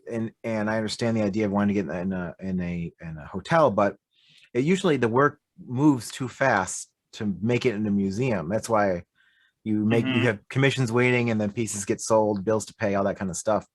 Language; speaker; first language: English; native; English